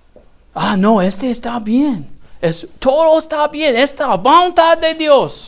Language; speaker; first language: Spanish; non-native, learner; English